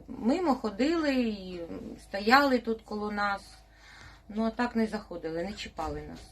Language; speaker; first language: Ukrainian; non-native, fluent; Russian